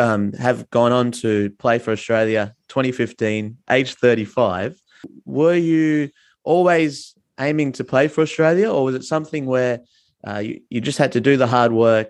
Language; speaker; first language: English; native; English